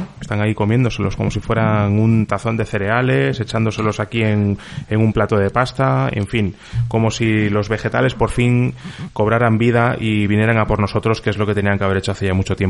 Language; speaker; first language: Spanish; native; Spanish